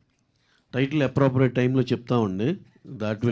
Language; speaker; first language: Telugu; native; Telugu